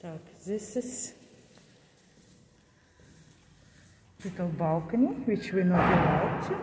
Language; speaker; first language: English; non-native, learner; Russian